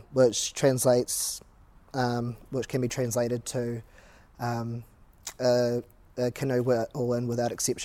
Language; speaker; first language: English; native; English